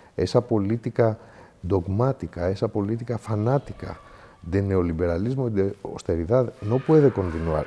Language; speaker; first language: Spanish; non-native, fluent; Greek